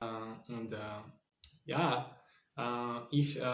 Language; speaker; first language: German; non-native, learner; Portuguese